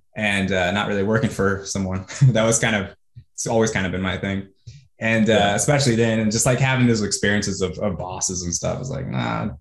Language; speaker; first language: English; native; English